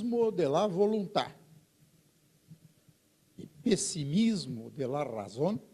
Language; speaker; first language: Spanish; non-native, fluent; Portuguese